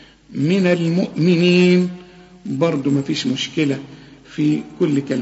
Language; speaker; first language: Arabic; native; Arabic